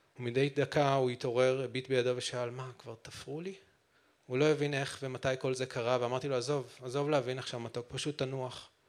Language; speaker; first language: Hebrew; native; Hebrew